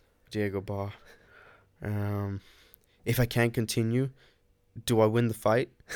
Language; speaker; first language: English; native; English